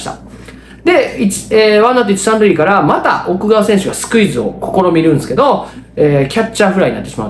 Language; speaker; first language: Japanese; native; Japanese